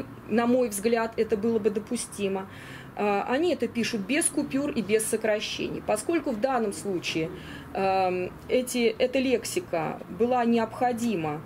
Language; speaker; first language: Russian; native; Russian